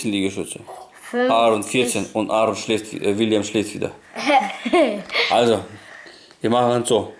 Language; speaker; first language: German; native; German